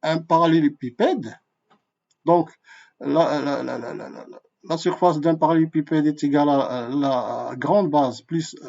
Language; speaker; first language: French; non-native, local second language; Arabic